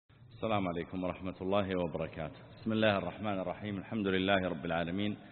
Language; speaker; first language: Arabic; native; Arabic